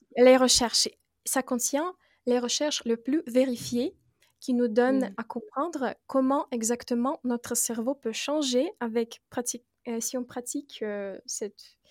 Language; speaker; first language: French; non-native, fluent; Russian